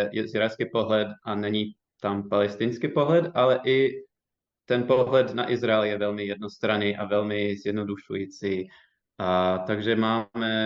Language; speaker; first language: Czech; non-native, fluent; English